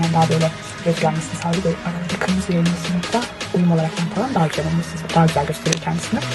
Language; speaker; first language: Turkish; native; Turkish